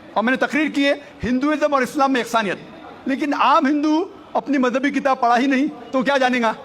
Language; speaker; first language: Hindi; non-native, local second language; Konkani